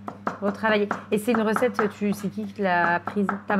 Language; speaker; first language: French; native; French